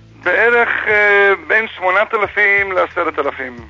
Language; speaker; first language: Hebrew; non-native, fluent; English